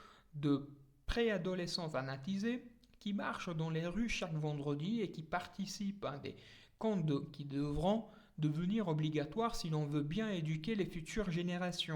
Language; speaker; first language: French; native; French